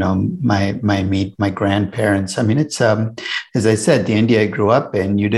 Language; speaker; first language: English; non-native, local second language; Tamil